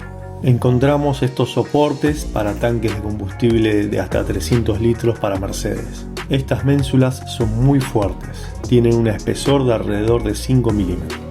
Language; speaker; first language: Spanish; native; Spanish